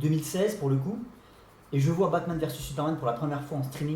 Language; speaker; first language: French; native; French